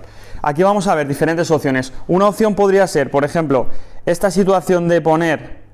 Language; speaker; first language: Spanish; native; Spanish